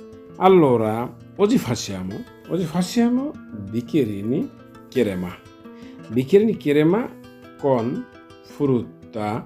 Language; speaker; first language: Italian; non-native, learner; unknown